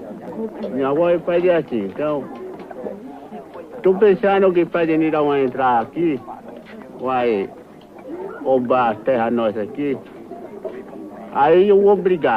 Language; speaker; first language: Portuguese; non-native, local second language; Kayapó